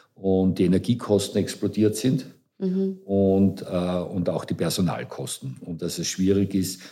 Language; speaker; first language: German; native; German